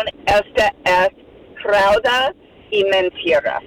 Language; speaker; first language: Spanish; non-native, fluent; English